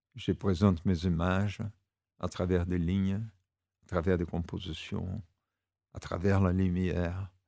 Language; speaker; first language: French; non-native, fluent; Portuguese